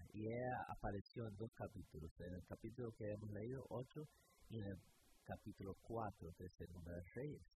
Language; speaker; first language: Spanish; early bilingual, heritage; English